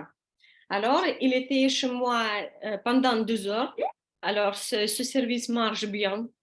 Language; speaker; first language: French; non-native, learner; Russian